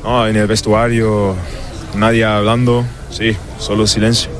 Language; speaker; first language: Spanish; non-native, learner; German